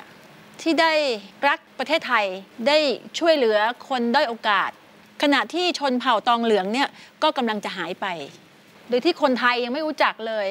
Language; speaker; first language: Thai; native; Thai